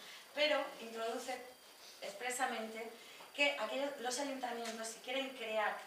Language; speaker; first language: Spanish; native; Spanish